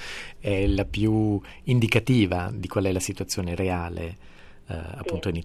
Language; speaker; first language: Italian; native; Italian